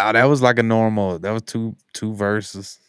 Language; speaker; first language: English; native; English